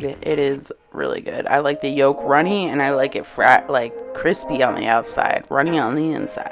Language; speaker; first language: English; native; English